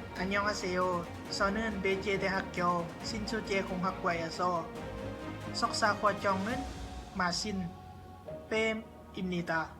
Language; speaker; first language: Korean; non-native, learner; Lao